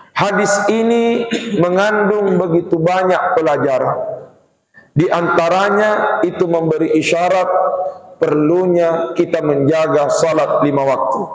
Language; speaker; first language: Malay; non-native, local second language; Buginese